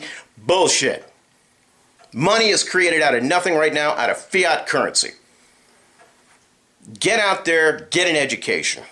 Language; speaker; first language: English; native; English